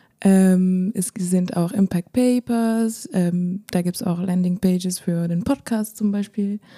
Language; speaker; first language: German; non-native, fluent; French